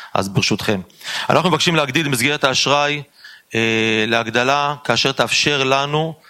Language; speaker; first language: Hebrew; native; Hebrew